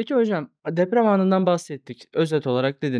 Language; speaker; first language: Turkish; native; Turkish